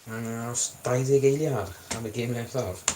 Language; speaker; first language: Welsh; non-native, local second language; English